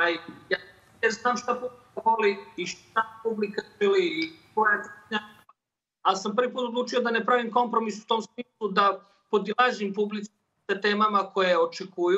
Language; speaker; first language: Serbian; native; Serbian